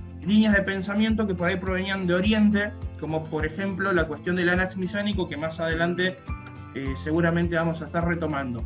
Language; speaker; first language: Spanish; native; Spanish